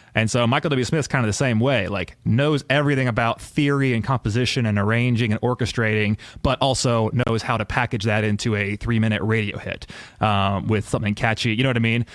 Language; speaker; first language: English; native; English